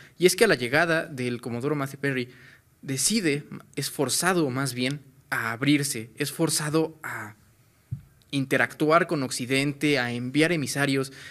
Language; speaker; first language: Spanish; native; Spanish